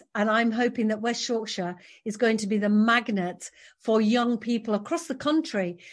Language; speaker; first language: English; native; English